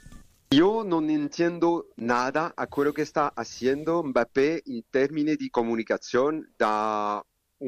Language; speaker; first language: Spanish; non-native, learner; French